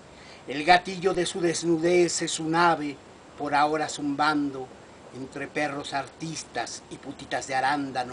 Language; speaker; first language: Spanish; native; Spanish